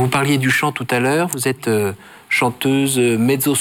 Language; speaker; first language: French; native; French